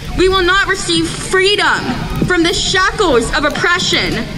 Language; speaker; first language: English; native; English